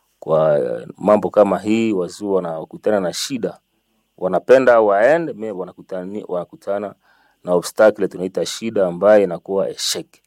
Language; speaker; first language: Swahili; non-native, local second language; Nande